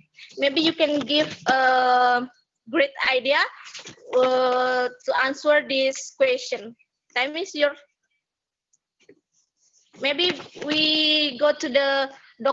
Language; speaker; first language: English; non-native, fluent; Indonesian